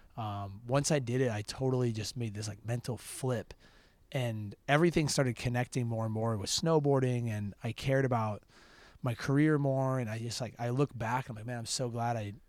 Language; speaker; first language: English; native; English